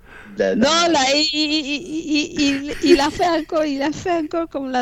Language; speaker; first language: French; non-native, fluent; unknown